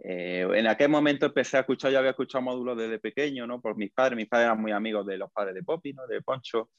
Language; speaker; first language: Spanish; native; Spanish